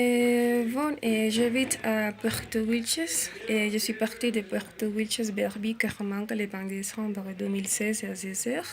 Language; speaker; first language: French; non-native, learner; Spanish